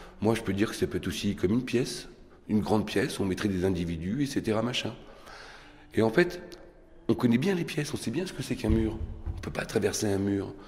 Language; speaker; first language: French; native; French